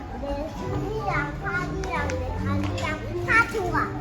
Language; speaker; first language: Korean; early bilingual, heritage; Korean